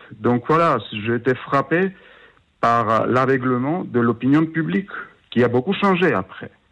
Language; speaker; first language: French; non-native, fluent; Georgian